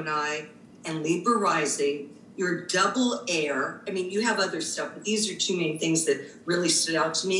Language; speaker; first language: English; native; English